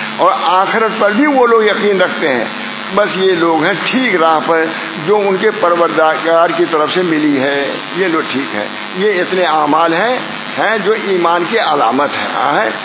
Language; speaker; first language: Urdu; native; Urdu